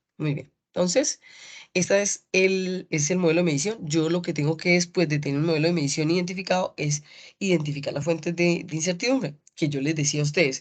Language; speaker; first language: Spanish; native; Spanish